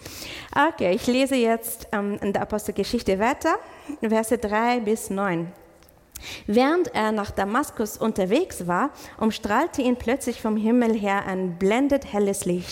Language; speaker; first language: German; non-native, fluent; English